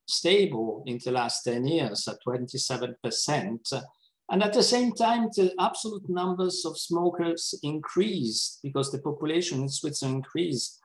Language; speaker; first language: English; non-native, fluent; Italian